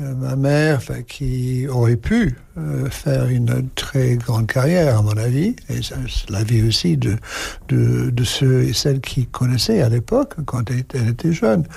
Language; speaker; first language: French; non-native, fluent; English